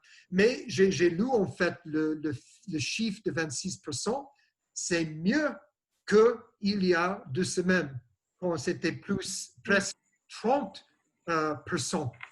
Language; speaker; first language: French; non-native, learner; English